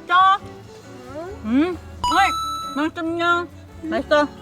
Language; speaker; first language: Korean; native; Korean